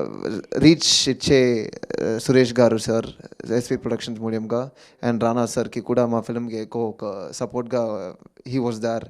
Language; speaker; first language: Telugu; non-native, local second language; Tamil